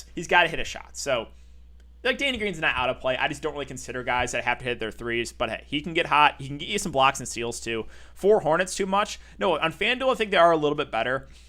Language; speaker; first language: English; native; English